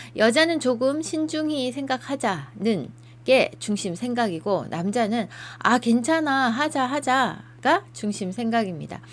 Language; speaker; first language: Korean; native; Korean